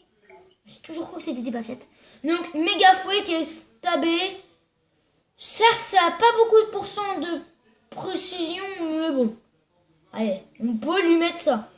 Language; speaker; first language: French; native; French